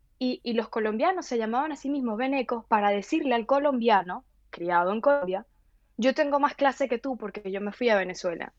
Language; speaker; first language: Spanish; native; Spanish